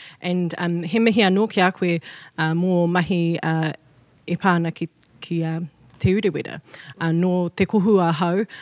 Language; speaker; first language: Māori; non-native, local second language; English